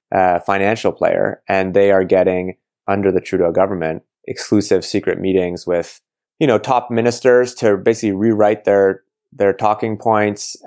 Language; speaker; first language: English; native; English